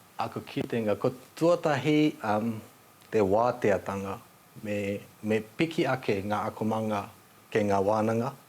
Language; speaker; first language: Māori; non-native, fluent; Nepali